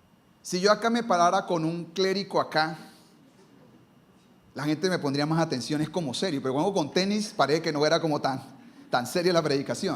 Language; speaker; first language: Spanish; native; Spanish